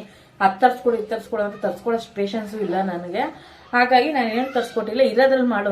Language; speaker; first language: Kannada; native; Kannada